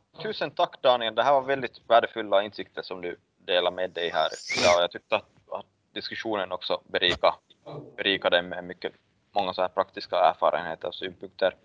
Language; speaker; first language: Swedish; native; Swedish